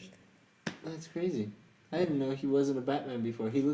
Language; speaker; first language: English; native; English